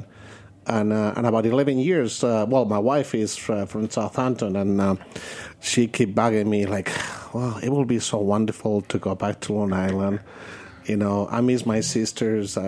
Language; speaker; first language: English; non-native, fluent; Spanish